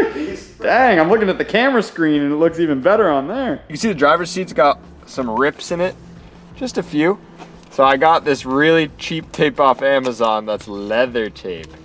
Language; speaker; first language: English; native; English